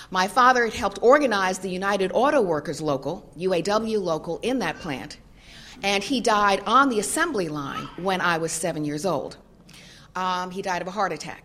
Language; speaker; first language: English; native; English